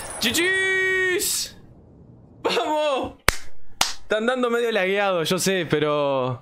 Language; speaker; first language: Spanish; native; Spanish